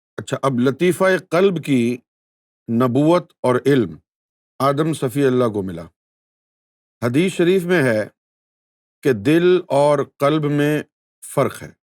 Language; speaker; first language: Urdu; native; Urdu